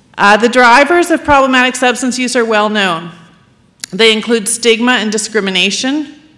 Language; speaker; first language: English; native; English